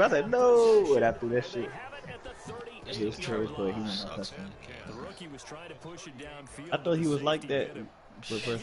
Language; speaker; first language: English; native; English